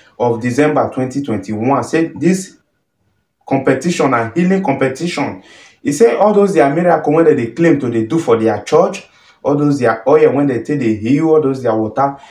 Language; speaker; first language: Nigerian Pidgin; native; Nigerian Pidgin